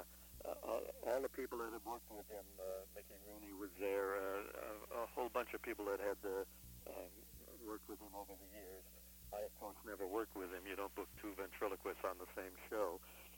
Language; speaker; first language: English; native; English